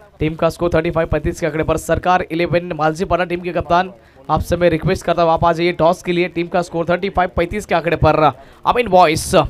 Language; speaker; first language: Hindi; non-native, local second language; Marathi